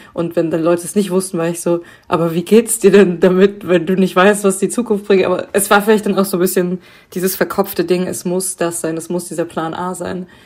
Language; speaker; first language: German; native; German